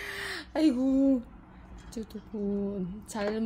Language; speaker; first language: Korean; non-native, learner; Vietnamese